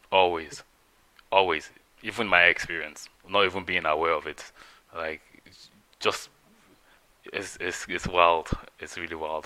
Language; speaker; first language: English; non-native, local second language; Yoruba